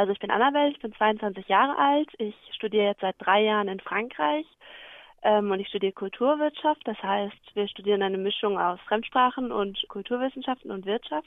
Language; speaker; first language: German; native; German